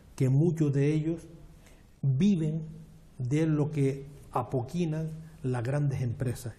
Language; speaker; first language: Spanish; native; Spanish